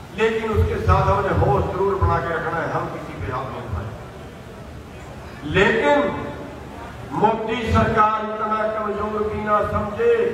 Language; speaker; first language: Hindi; native; Hindi